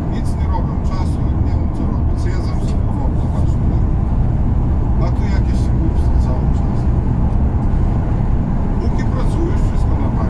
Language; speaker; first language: Polish; non-native, learner; Russian